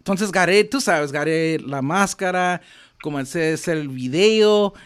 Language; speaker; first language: Spanish; early bilingual, heritage; Spanish